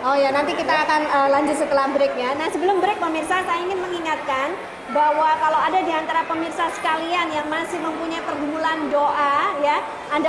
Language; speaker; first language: Indonesian; native; Indonesian